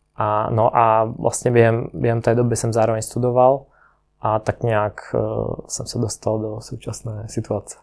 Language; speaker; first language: Czech; non-native, fluent; Ukrainian